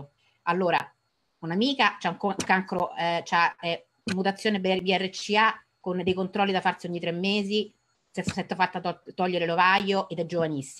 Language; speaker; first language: Italian; native; Italian